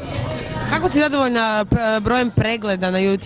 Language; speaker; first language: Croatian; native; Croatian